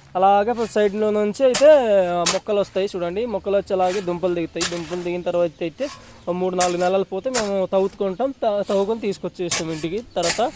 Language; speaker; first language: Telugu; non-native, local second language; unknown